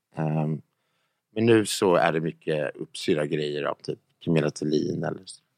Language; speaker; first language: Swedish; native; Swedish